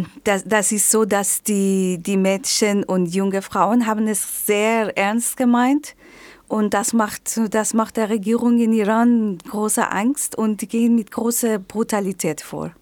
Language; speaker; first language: German; non-native, fluent; Persian